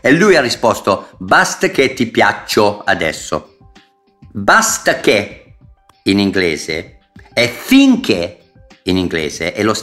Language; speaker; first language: Italian; non-native, fluent; English